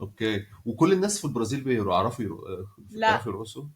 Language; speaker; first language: Arabic; native; Arabic